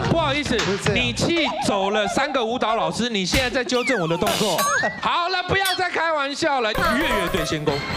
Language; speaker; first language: Chinese; native; Chinese